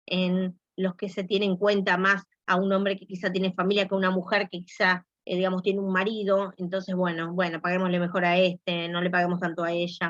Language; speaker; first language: Spanish; native; Spanish